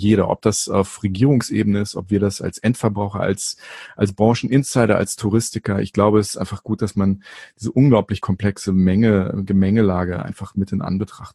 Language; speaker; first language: German; native; German